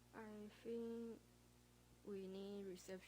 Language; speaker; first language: English; non-native, learner; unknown